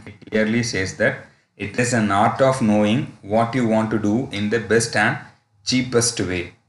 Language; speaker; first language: English; non-native, local second language; Tamil